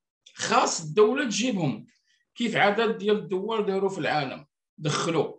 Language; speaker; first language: Arabic; native; Arabic